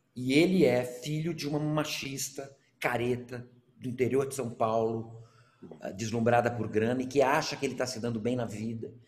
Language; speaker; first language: Portuguese; native; Portuguese